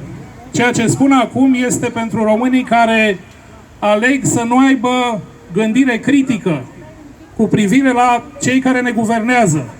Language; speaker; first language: Romanian; native; Romanian